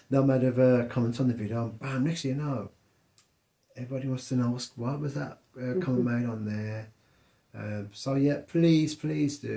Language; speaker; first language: English; native; English